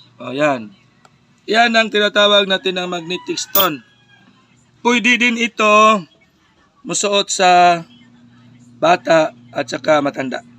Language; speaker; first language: Filipino; non-native, local second language; Cebuano